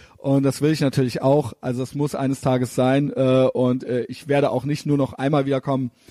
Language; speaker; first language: German; native; German